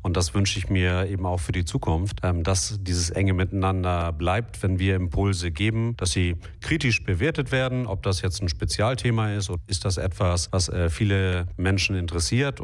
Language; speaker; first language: German; native; German